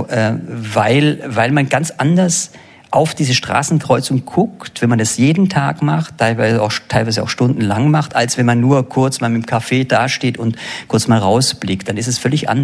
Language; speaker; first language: German; native; German